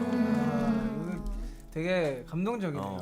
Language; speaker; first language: Korean; native; Korean